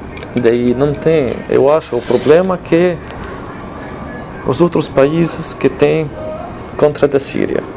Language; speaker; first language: Portuguese; non-native, learner; Arabic